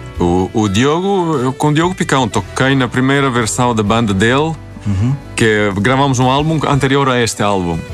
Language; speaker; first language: Portuguese; non-native, fluent; Swedish